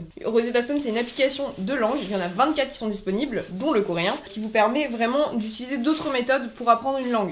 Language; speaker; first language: French; native; French